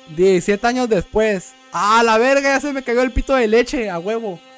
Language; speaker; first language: Spanish; native; Spanish